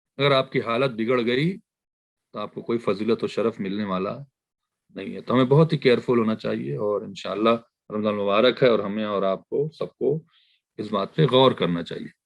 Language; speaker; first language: Urdu; native; Urdu